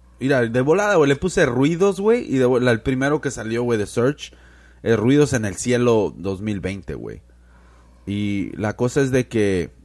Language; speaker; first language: Spanish; early bilingual, heritage; Spanish